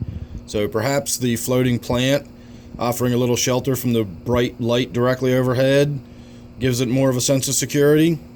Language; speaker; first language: English; native; English